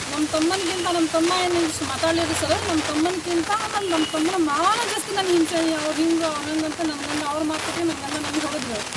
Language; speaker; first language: Kannada; non-native, local second language; Lambadi